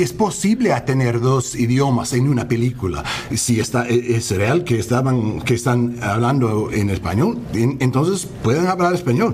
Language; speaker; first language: Spanish; non-native, learner; English